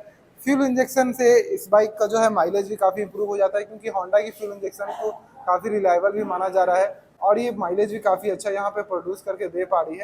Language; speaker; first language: Hindi; native; Hindi